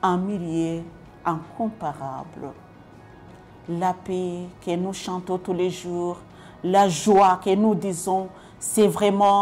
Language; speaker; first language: French; non-native, local second language; Kinyarwanda